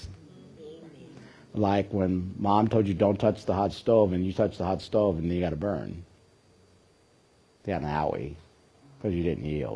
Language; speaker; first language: English; native; English